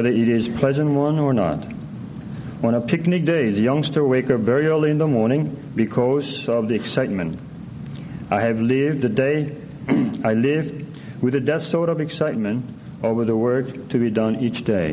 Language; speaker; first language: English; non-native, learner; Korean